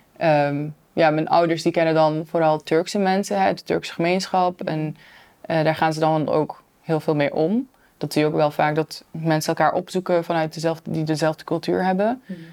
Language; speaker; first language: Dutch; early bilingual, other home language; Turkish